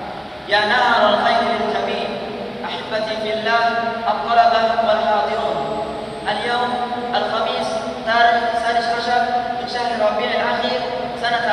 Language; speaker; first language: Arabic; non-native, learner; Indonesian